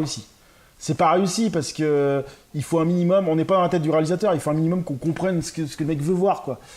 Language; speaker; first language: French; native; French